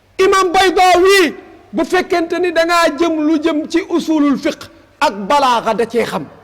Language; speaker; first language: Wolof; native; Wolof